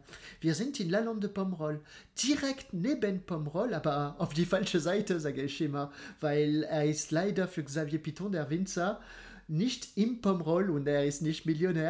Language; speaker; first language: German; non-native, fluent; French